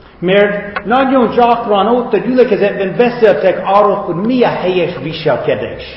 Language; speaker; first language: Hungarian; non-native, fluent; English